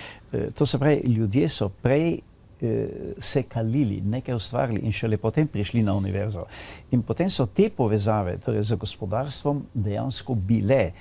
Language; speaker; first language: Slovenian; native; Slovenian